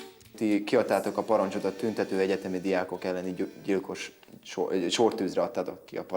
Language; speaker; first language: Hungarian; native; Hungarian